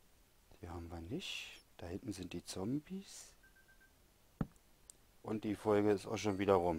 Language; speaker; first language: German; native; German